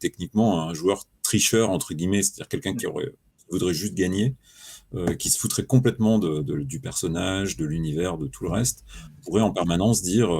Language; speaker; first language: French; native; French